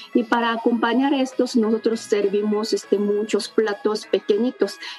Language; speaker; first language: Spanish; non-native, learner; Korean